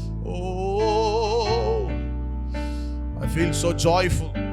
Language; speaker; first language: English; non-native, local second language; Tamil